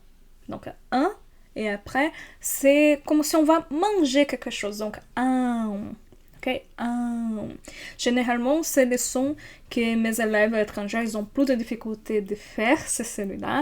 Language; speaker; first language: French; non-native, fluent; Portuguese